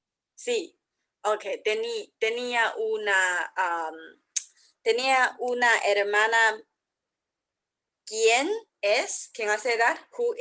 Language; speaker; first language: Spanish; non-native, learner; English